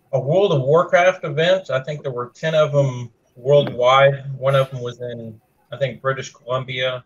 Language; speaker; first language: English; native; English